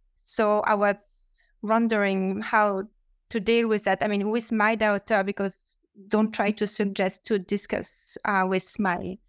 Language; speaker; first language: English; non-native, fluent; French